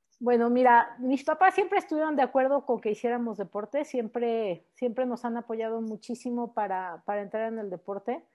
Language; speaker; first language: Spanish; native; Spanish